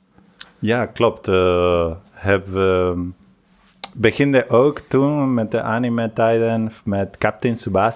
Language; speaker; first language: Dutch; non-native, fluent; Spanish